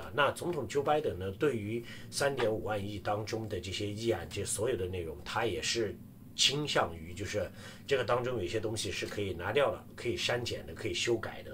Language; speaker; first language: Chinese; native; Chinese